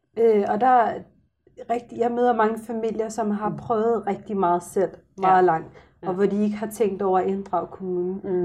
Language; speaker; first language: Danish; early bilingual, other home language; Arabic